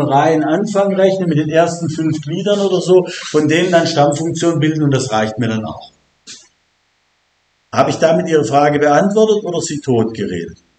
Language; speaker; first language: German; native; German